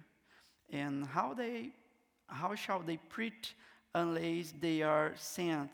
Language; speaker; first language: English; non-native, learner; Portuguese